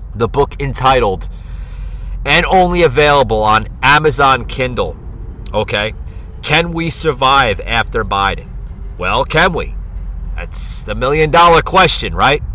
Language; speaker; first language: English; native; English